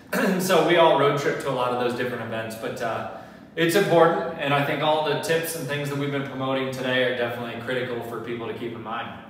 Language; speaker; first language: English; native; English